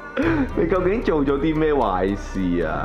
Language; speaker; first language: Chinese; native; Chinese